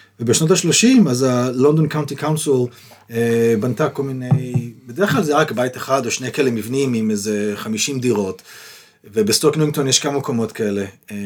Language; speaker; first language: Hebrew; native; Hebrew